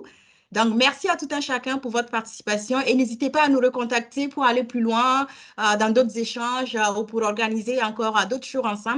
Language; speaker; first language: French; native; French